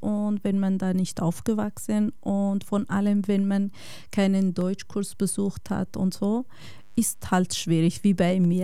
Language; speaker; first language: German; non-native, fluent; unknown